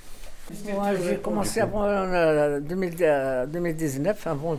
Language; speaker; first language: French; non-native, learner; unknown